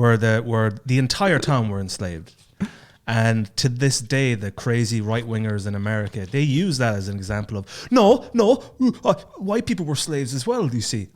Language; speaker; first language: English; native; English